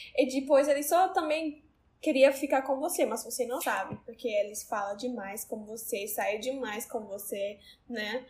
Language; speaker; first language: Portuguese; non-native, learner; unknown